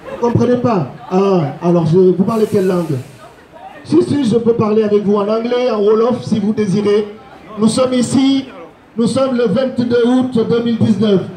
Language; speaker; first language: French; non-native, local second language; Wolof